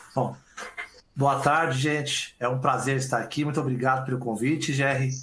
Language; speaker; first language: Portuguese; native; Portuguese